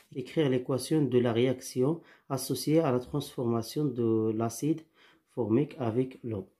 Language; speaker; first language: French; non-native, local second language; Arabic